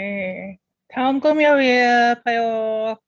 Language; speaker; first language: Korean; non-native, learner; English